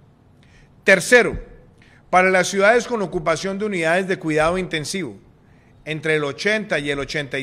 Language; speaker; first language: Spanish; native; Spanish